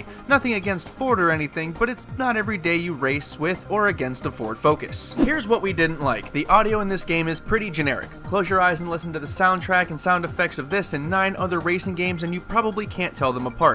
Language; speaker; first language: English; native; English